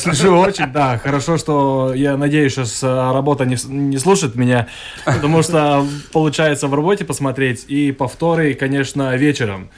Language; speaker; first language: Russian; non-native, local second language; Latvian